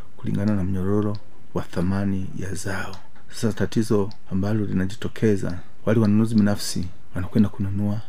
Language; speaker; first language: Swahili; native; Swahili